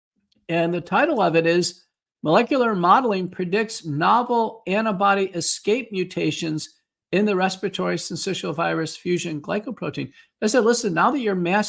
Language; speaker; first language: English; native; English